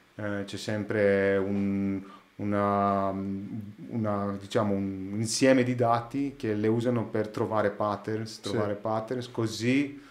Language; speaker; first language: Italian; non-native, learner; Greek